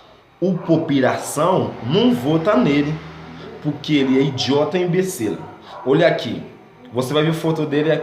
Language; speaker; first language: Portuguese; non-native, fluent; Haitian Creole